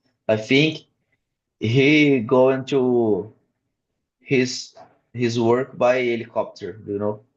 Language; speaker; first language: English; non-native, learner; Portuguese